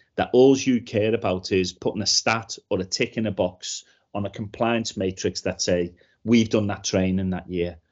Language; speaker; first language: English; native; English